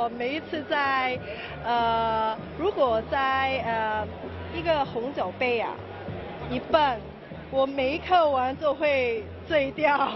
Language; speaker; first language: Chinese; non-native, local second language; Cantonese